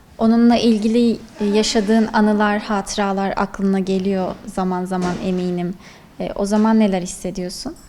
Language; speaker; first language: Turkish; native; Turkish